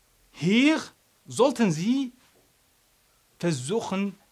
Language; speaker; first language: German; non-native, fluent; Arabic